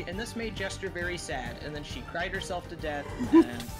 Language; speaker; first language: English; native; English